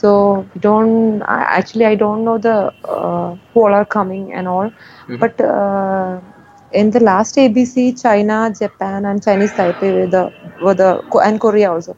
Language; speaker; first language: English; non-native, local second language; Malayalam